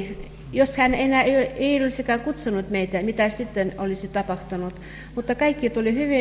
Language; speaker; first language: Finnish; non-native, fluent; Russian